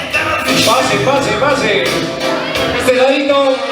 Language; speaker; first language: Spanish; native; Spanish